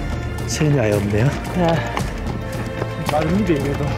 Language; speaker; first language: Korean; native; Korean